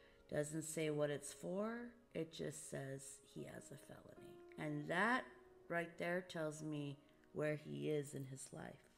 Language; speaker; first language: English; early bilingual, other home language; Portuguese